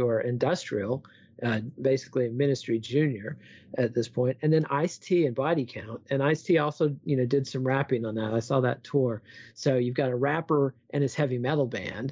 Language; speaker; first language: English; native; English